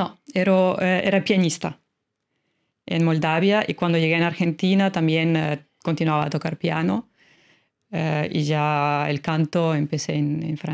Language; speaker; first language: Spanish; non-native, fluent; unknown